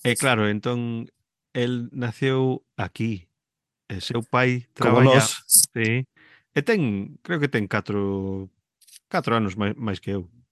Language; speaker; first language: Galician; early bilingual, heritage; Galician